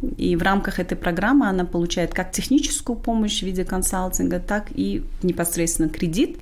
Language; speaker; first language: Russian; non-native, local second language; Tajik